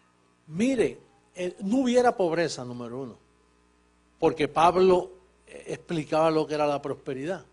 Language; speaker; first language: Spanish; native; Spanish